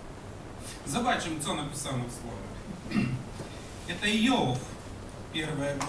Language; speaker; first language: Polish; non-native, learner; Russian